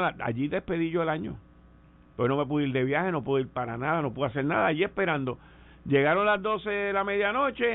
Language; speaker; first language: Spanish; native; Spanish